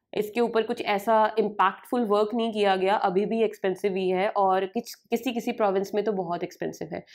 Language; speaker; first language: Hindi; native; Hindi